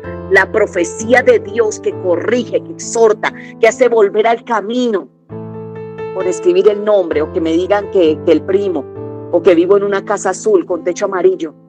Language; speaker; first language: Spanish; native; Spanish